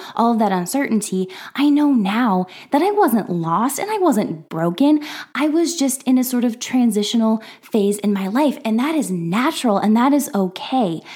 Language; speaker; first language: English; native; English